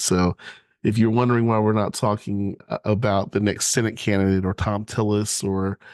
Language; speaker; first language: English; native; English